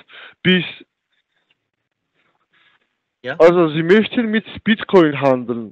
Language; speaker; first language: German; non-native, learner; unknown